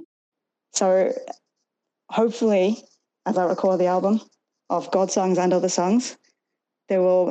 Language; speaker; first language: English; native; English